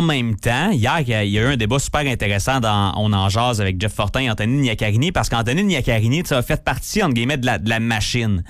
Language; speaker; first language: French; native; French